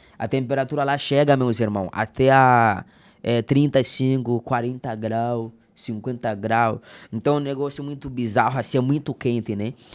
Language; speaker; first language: Portuguese; non-native, local second language; Makhuwa